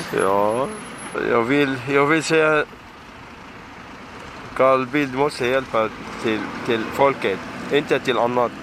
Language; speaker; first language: Swedish; non-native, learner; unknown